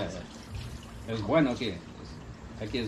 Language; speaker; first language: Spanish; native; Spanish